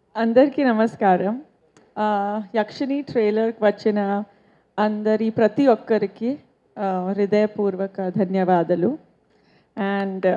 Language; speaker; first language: Telugu; non-native, learner; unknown